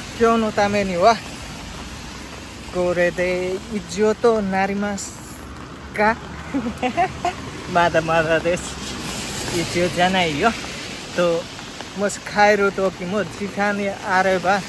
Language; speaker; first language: Japanese; non-native, learner; Nepali